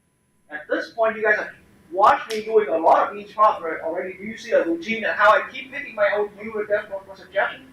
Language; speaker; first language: English; non-native, fluent; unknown